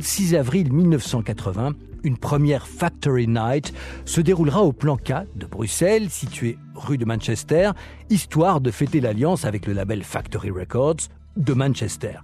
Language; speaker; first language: French; native; French